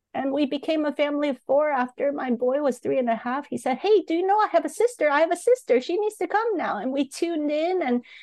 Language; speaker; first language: English; non-native, local second language; Cantonese